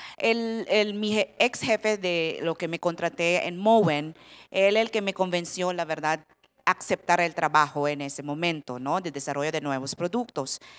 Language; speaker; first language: Spanish; non-native, fluent; Filipino